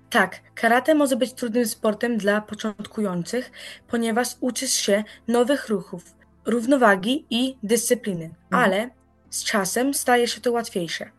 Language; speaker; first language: Polish; early bilingual, heritage; Polish